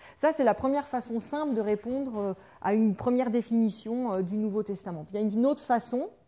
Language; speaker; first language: French; native; French